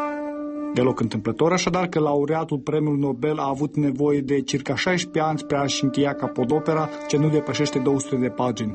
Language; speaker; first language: Romanian; native; Romanian